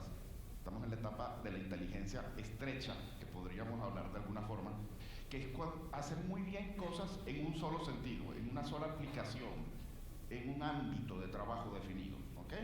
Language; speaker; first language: Spanish; native; Spanish